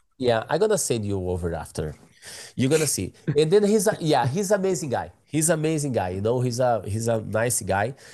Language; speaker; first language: English; non-native, learner; Portuguese